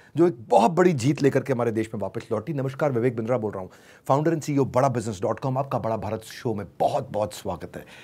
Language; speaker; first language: Hindi; native; Hindi